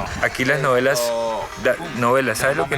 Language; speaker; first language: Spanish; native; Spanish